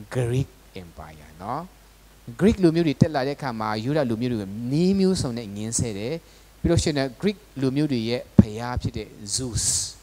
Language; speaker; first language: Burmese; non-native, local second language; Tedim Chin